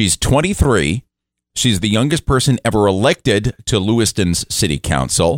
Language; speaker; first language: English; native; English